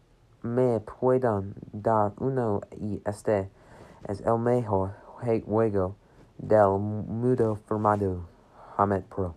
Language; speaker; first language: Spanish; non-native, learner; English